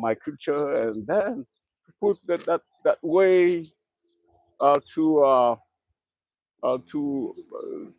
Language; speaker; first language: English; non-native, learner; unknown